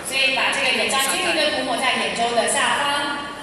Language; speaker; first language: Chinese; native; Chinese